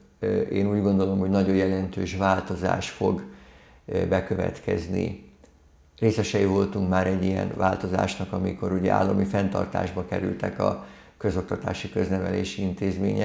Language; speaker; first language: Hungarian; native; Hungarian